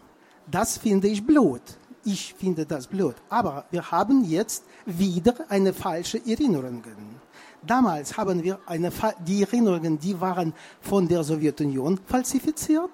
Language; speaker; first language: German; non-native, fluent; Russian